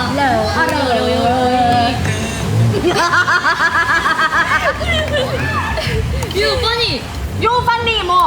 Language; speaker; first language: English; non-native, learner; Thai